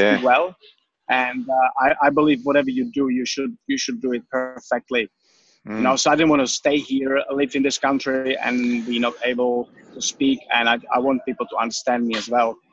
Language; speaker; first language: English; non-native, fluent; Czech